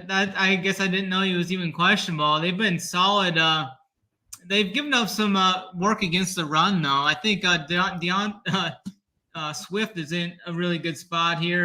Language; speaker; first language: English; native; English